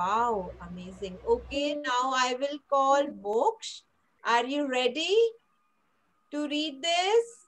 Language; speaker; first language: English; non-native, local second language; Hindi